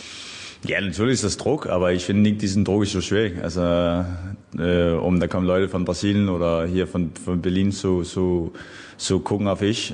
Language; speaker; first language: German; non-native, fluent; Danish